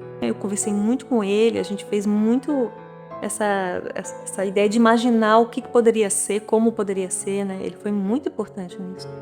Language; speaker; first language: Portuguese; native; Portuguese